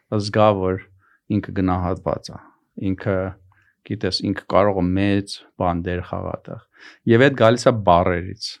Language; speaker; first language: Armenian; early bilingual, heritage; Armenian